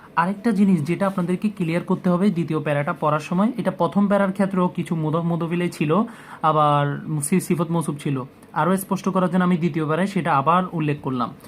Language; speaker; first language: Bangla; native; Bangla